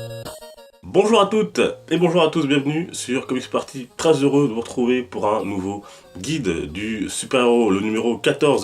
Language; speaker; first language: French; native; French